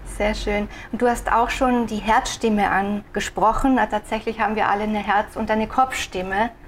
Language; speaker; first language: German; native; German